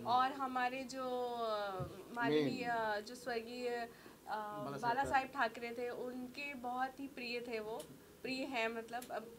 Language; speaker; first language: Hindi; native; Hindi